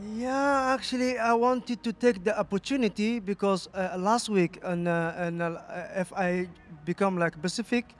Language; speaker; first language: English; non-native, fluent; Somali